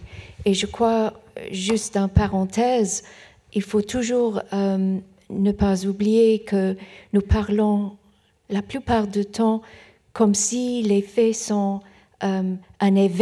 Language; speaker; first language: French; non-native, fluent; Persian